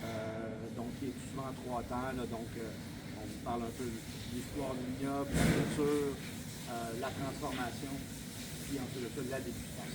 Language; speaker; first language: French; native; French